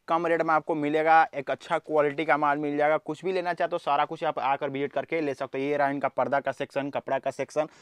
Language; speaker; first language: Hindi; native; Hindi